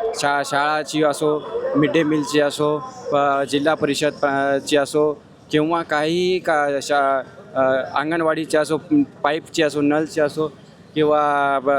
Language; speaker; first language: Marathi; non-native, local second language; Hindi